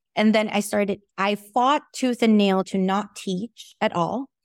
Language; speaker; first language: English; non-native, local second language; Filipino